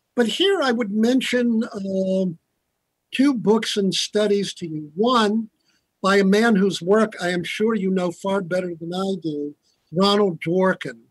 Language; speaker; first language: English; native; English